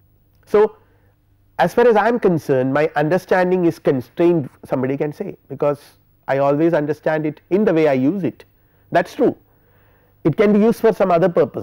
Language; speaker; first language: English; non-native, local second language; Malayalam